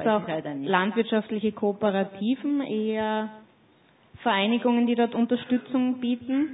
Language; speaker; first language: German; native; German